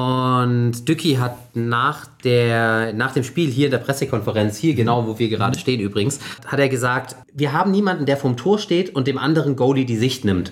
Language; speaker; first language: German; native; German